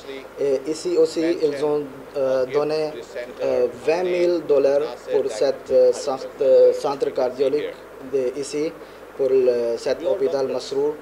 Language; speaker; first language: French; non-native, fluent; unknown